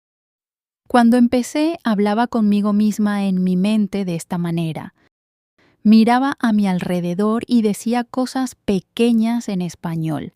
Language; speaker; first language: Spanish; non-native, fluent; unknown